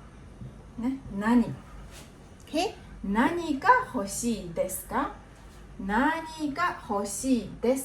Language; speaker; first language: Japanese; non-native, fluent; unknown